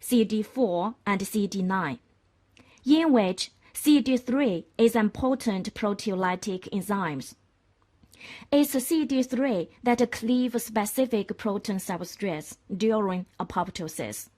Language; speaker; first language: English; non-native, fluent; Chinese